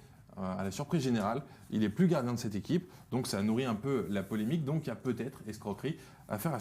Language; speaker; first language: French; native; French